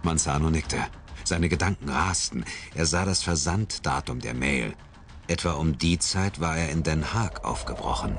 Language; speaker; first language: German; native; German